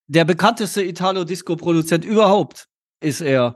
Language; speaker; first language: German; native; German